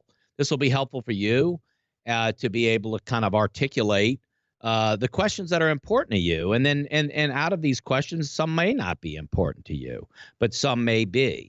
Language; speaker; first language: English; native; English